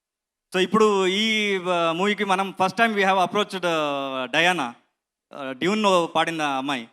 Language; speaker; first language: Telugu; non-native, learner; Kannada